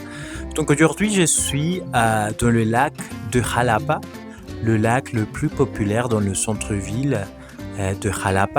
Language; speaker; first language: French; non-native, fluent; Spanish